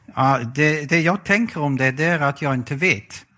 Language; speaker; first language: Swedish; non-native, fluent; Dutch